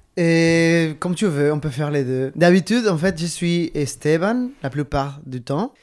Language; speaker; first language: French; non-native, fluent; Spanish